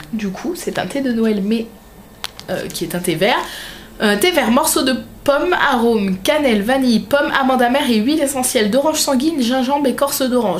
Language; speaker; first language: French; native; French